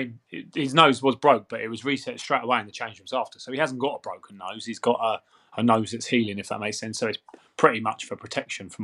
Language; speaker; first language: English; native; English